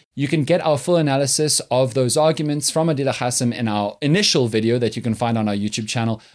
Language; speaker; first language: English; native; English